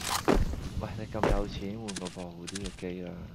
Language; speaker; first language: Cantonese; native; Cantonese